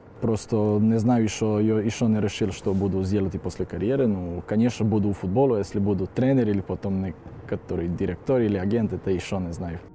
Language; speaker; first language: Russian; non-native, learner; Serbian